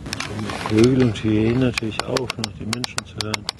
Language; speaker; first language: German; native; German